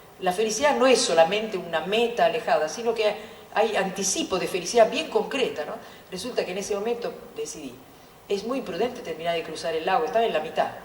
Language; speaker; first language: Spanish; non-native, fluent; Italian